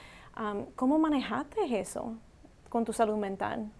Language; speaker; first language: Spanish; non-native, learner; English